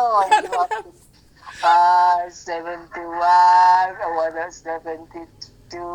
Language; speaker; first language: English; non-native, learner; Indonesian